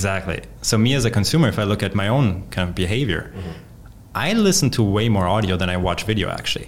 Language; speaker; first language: English; non-native, fluent; Polish